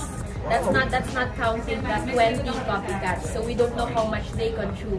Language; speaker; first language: English; non-native, local second language; Cebuano